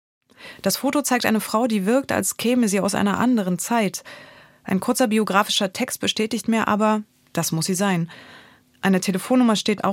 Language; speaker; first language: German; native; German